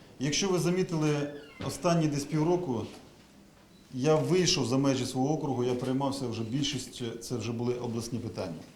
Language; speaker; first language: Ukrainian; native; Ukrainian